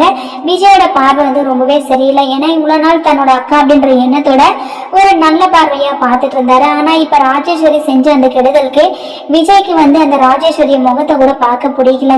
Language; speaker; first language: Tamil; native; Tamil